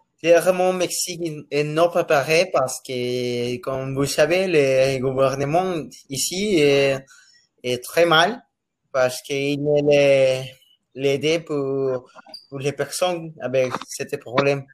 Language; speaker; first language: French; non-native, learner; Spanish